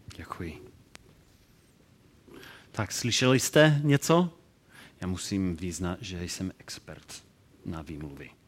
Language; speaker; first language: Czech; non-native, learner; English